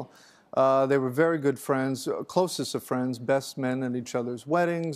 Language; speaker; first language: English; native; English